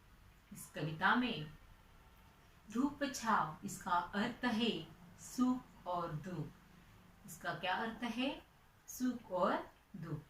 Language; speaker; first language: Hindi; non-native, local second language; Marathi